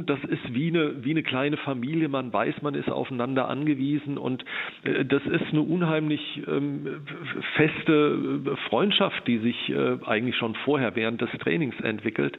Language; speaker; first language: German; native; German